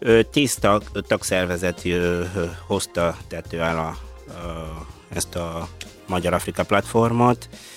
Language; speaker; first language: Hungarian; non-native, fluent; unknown